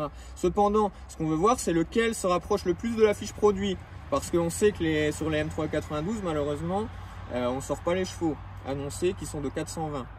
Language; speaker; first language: French; native; French